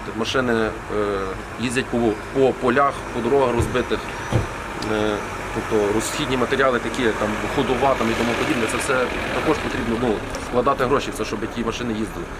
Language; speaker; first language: Ukrainian; native; Ukrainian